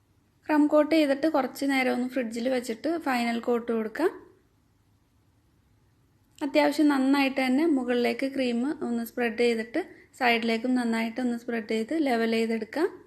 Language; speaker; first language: Malayalam; native; Malayalam